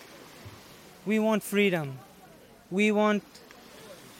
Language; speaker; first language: English; non-native, learner; Persian